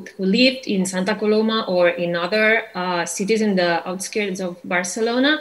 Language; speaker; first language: English; non-native, fluent; Catalan